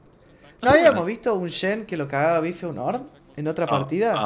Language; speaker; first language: Spanish; native; Spanish